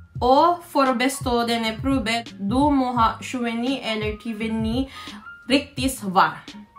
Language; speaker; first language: Norwegian; non-native, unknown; Filipino